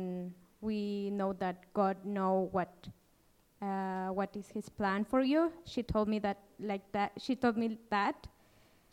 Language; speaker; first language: English; non-native, fluent; Kaqchikel